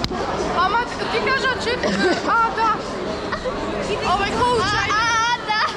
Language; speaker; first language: Macedonian; native; Macedonian